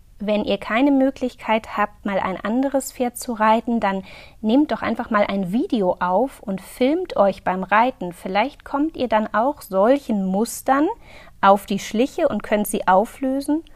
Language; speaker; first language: German; native; German